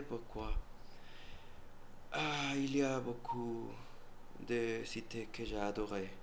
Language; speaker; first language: French; non-native, learner; Spanish